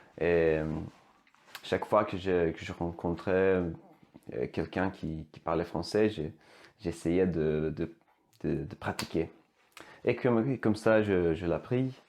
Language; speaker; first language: French; non-native, fluent; Swedish